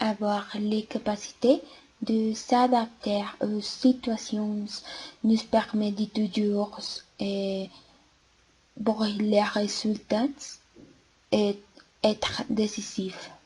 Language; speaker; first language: French; non-native, learner; Spanish